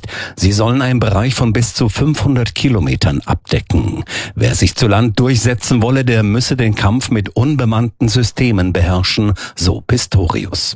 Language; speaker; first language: German; native; German